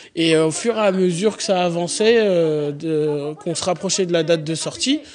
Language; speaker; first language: French; native; French